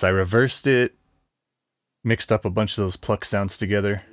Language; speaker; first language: English; native; English